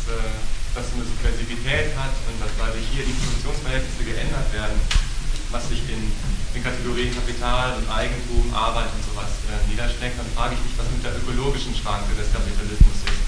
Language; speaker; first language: German; native; German